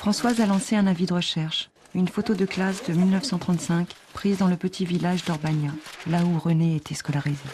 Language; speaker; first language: French; native; French